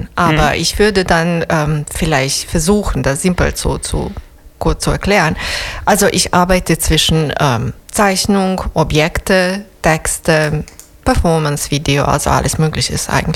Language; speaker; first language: German; non-native, fluent; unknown